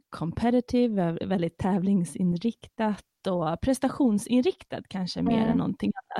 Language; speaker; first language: Swedish; native; Swedish